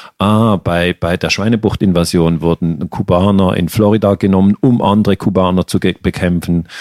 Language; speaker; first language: German; native; German